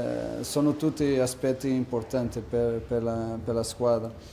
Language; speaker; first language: Italian; non-native, fluent; Portuguese